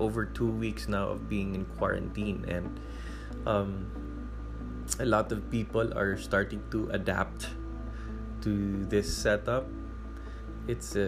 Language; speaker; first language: English; non-native, local second language; Cebuano